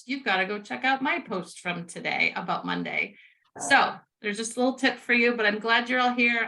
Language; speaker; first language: English; native; English